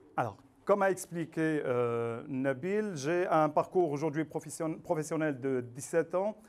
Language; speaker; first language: French; non-native, local second language; Arabic